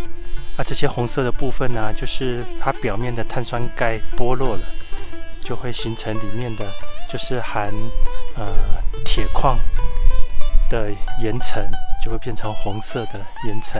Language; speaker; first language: Chinese; native; Chinese